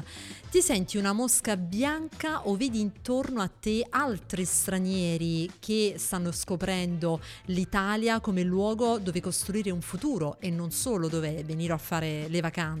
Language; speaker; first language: Italian; native; Italian